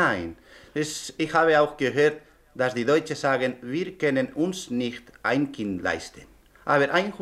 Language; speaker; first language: German; non-native, learner; Spanish